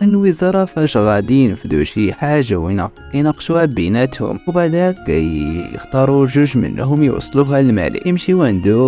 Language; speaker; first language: Arabic; native; Arabic